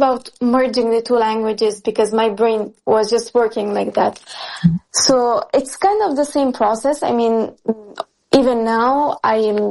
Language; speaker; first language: English; non-native, fluent; Italian